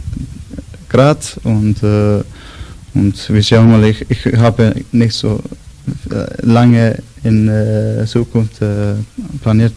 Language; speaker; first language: German; non-native, learner; Icelandic